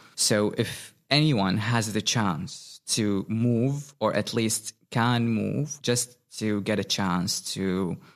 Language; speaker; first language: English; non-native, fluent; Arabic